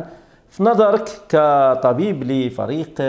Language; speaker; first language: Arabic; native; Arabic